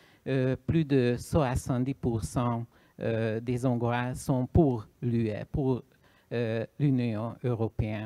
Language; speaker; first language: French; non-native, learner; Hungarian